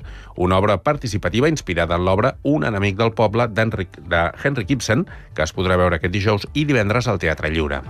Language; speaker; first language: Catalan; native; Catalan